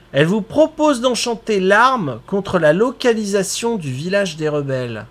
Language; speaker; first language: French; native; French